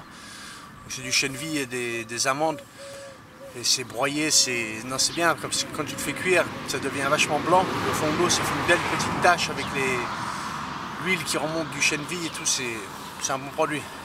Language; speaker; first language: French; non-native, fluent; English